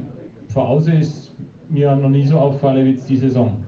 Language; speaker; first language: German; native; German